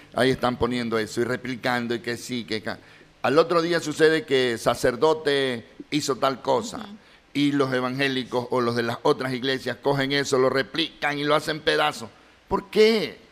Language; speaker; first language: Spanish; native; Spanish